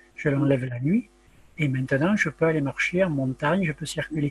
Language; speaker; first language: French; native; French